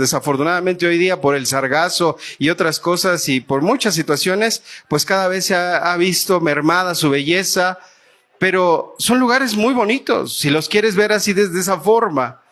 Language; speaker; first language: Spanish; native; Spanish